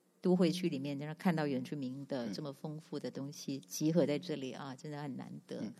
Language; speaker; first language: Chinese; non-native, local second language; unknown